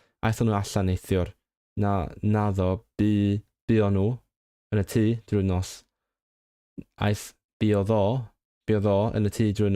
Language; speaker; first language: Welsh; non-native, learner; Cantonese